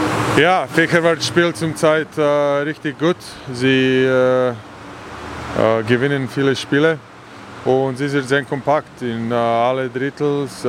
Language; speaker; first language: German; non-native, learner; English